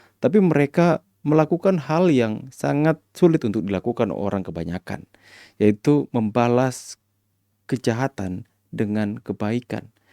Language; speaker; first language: Indonesian; native; Indonesian